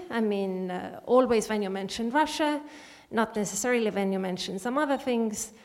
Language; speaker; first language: English; non-native, fluent; Estonian